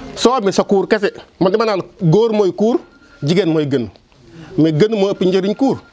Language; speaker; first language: Wolof; non-native, local second language; Serer